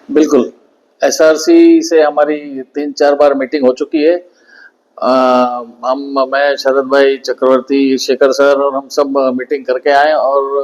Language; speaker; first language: Hindi; non-native, local second language; Gujarati